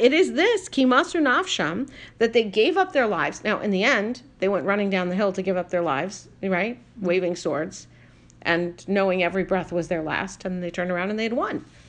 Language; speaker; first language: English; native; English